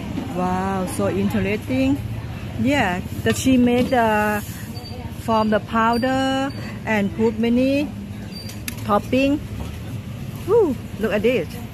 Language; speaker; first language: English; non-native, learner; Thai